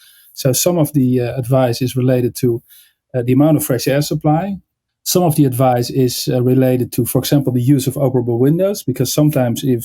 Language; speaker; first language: English; non-native, fluent; Dutch